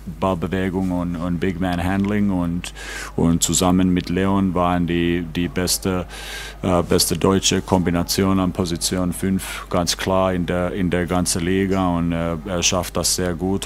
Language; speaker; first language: German; non-native, fluent; Finnish